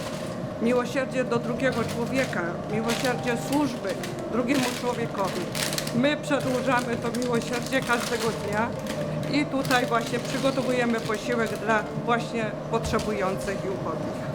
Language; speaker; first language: Polish; native; Polish